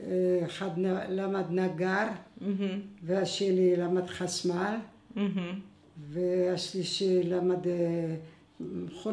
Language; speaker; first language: Hebrew; non-native, fluent; Arabic